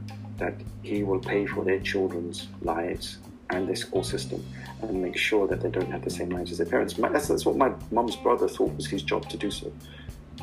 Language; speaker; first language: English; non-native, local second language; Urdu